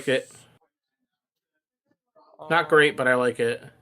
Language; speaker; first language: English; native; English